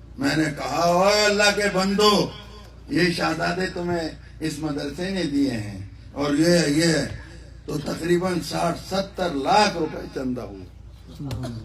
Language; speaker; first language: Urdu; non-native, local second language; Northern Hindko